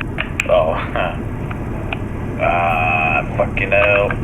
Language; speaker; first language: English; native; English